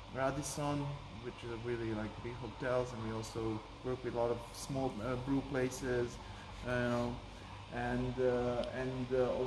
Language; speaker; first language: English; non-native, fluent; Serbian